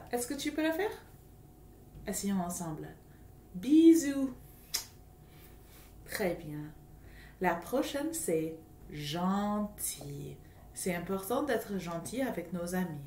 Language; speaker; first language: French; non-native, fluent; English